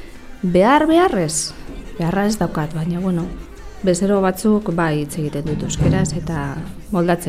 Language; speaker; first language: Basque; non-native, local second language; Spanish